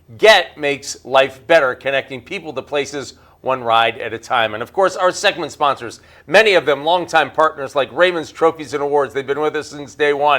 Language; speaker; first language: English; native; English